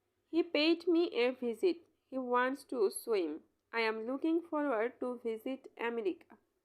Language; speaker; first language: English; non-native, local second language; Bangla